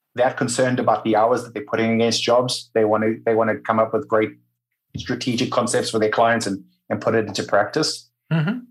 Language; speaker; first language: English; native; English